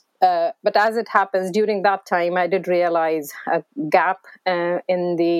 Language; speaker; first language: English; non-native, local second language; Hindi